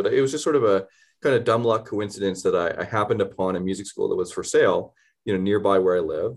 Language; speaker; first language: English; native; English